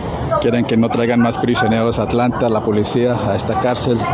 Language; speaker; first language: Spanish; native; Spanish